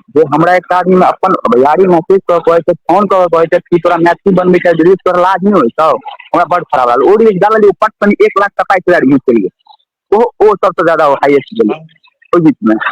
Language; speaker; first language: Maithili; native; Maithili